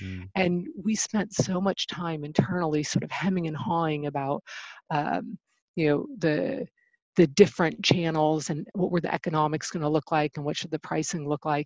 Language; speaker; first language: English; native; English